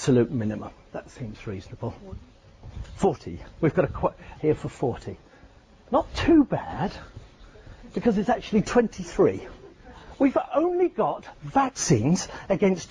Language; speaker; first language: English; native; English